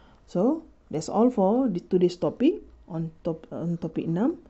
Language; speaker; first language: English; non-native, local second language; Malay